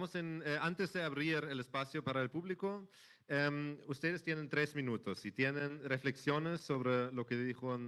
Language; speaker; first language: Spanish; non-native, fluent; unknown